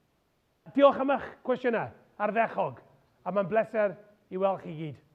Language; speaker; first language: Welsh; non-native, local second language; English